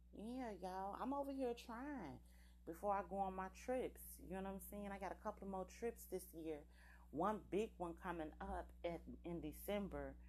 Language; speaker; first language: English; native; English